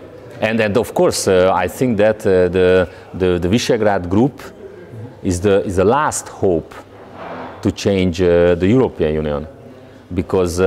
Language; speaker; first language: English; non-native, learner; Hungarian